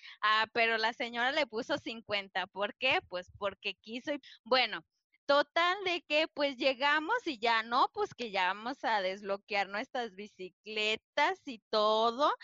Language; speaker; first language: Spanish; native; Spanish